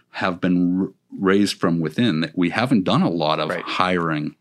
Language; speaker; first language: English; native; English